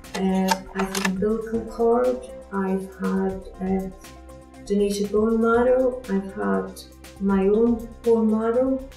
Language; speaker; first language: English; native; English